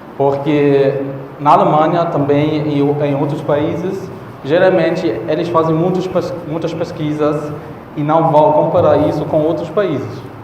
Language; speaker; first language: Portuguese; non-native, fluent; German